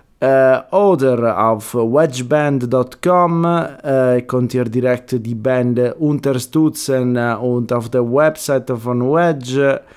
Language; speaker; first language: German; non-native, fluent; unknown